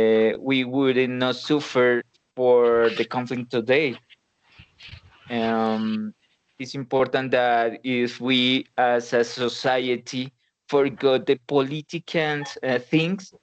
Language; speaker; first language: English; non-native, learner; Spanish